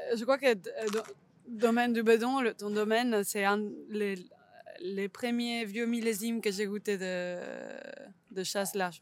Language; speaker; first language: French; non-native, fluent; Spanish